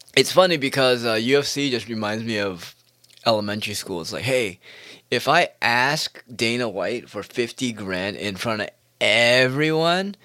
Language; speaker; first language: English; native; English